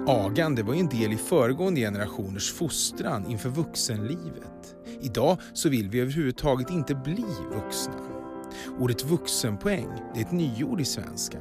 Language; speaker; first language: Swedish; native; Swedish